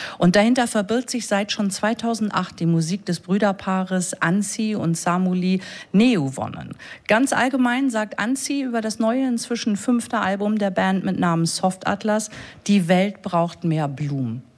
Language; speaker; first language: German; native; German